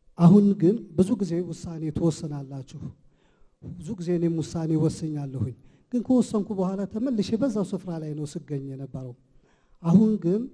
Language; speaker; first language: Amharic; native; Amharic